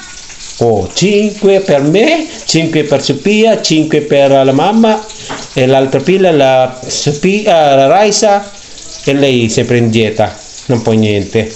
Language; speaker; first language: Italian; non-native, learner; Filipino